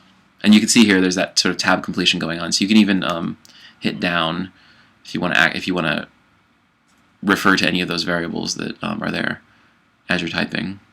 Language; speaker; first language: English; native; English